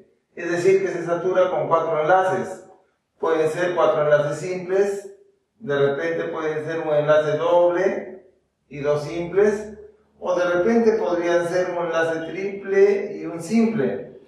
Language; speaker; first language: Spanish; native; Spanish